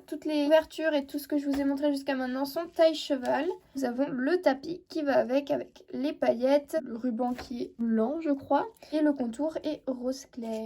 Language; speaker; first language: French; native; French